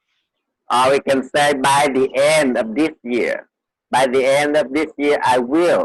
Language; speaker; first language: English; non-native, fluent; Vietnamese